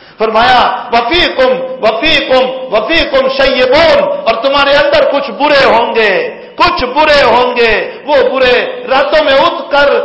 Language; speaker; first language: Urdu; non-native, local second language; Gujarati